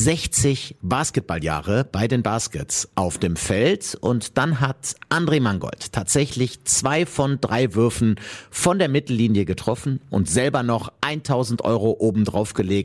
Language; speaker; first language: German; native; German